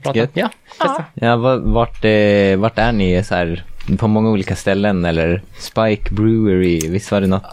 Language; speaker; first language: Swedish; native; Swedish